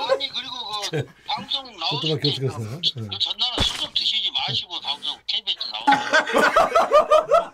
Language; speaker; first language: Korean; non-native, learner; Japanese